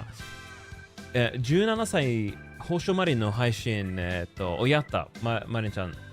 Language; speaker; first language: Japanese; non-native, learner; English